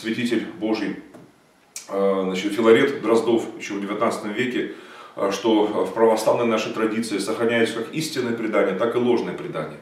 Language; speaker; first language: Russian; native; Russian